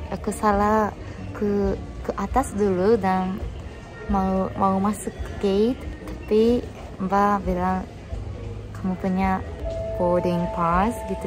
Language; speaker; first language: Indonesian; non-native, fluent; Japanese